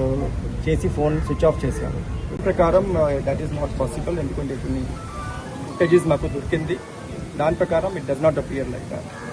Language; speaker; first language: Telugu; non-native, learner; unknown